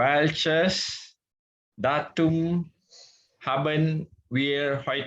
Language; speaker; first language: German; non-native, learner; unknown